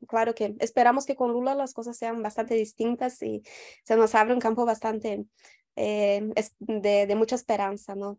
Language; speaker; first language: Spanish; non-native, fluent; Portuguese